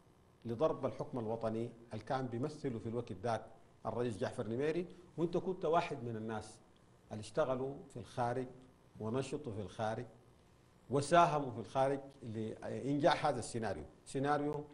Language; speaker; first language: Arabic; native; Arabic